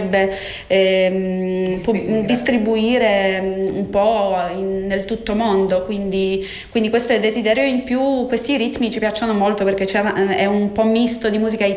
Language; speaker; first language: Italian; non-native, fluent; Polish